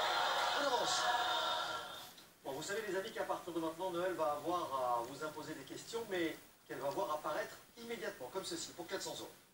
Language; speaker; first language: French; native; French